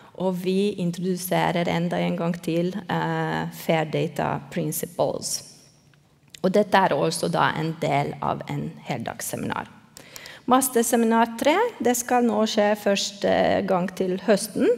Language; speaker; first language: Norwegian; non-native, fluent; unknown